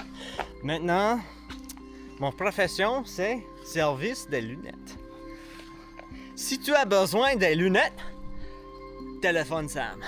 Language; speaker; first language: French; non-native, learner; English